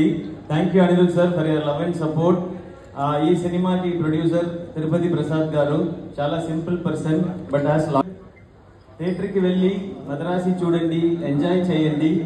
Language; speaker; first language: Telugu; non-native, learner; Tamil